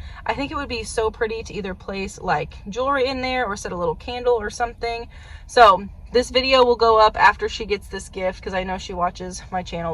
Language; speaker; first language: English; native; English